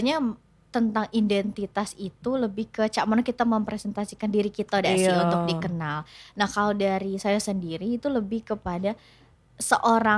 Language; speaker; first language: Indonesian; native; Indonesian